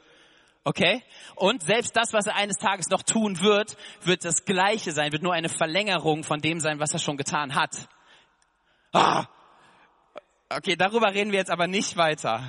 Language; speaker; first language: German; native; German